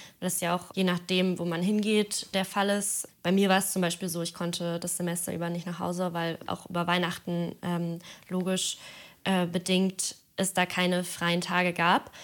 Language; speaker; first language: German; native; German